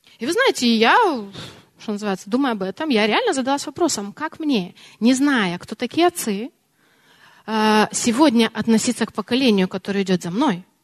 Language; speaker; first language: Russian; early bilingual, heritage; Russian